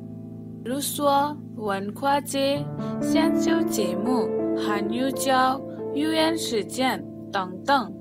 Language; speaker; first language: Chinese; non-native, fluent; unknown